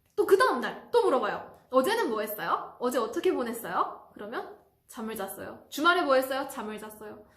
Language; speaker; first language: Korean; native; Korean